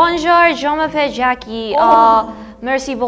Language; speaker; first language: French; non-native, learner; Korean